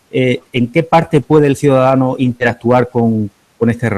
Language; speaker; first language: Spanish; native; Spanish